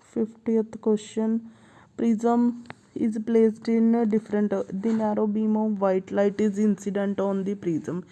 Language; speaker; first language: English; non-native, local second language; Punjabi